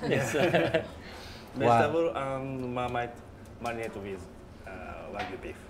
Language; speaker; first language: English; non-native, learner; Japanese